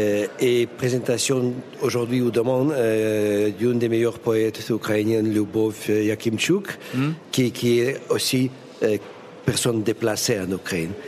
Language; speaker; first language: French; non-native, fluent; Russian